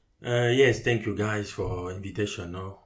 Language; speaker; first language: English; non-native, learner; French